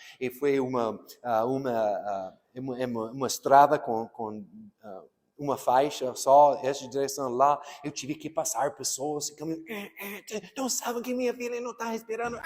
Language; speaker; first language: Portuguese; non-native, fluent; English